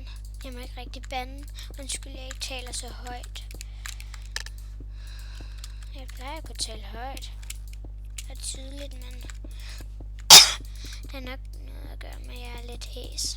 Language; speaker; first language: Danish; native; Danish